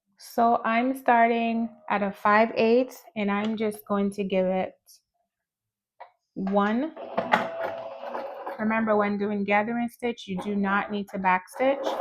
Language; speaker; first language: English; native; English